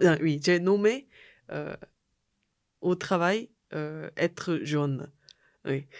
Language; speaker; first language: French; non-native, fluent; Korean